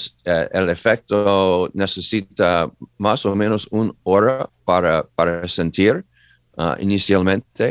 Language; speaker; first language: Spanish; non-native, learner; English